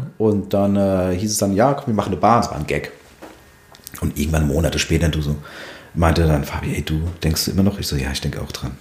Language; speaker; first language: German; early bilingual, other home language; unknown